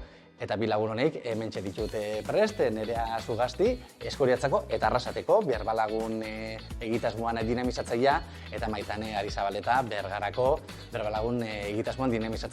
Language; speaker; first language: Basque; native; Basque